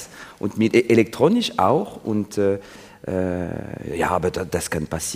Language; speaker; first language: German; non-native, learner; French